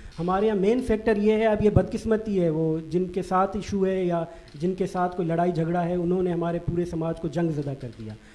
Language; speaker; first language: Urdu; non-native, local second language; Baluchi